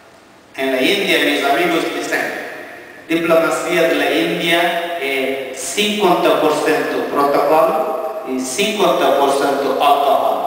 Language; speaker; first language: Spanish; non-native, fluent; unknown